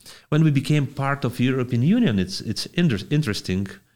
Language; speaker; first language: English; non-native, fluent; Lithuanian